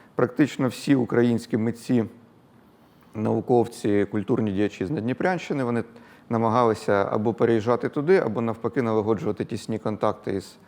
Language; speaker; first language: Ukrainian; native; Ukrainian